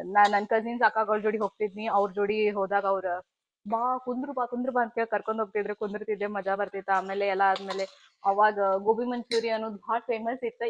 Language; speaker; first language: Kannada; native; Kannada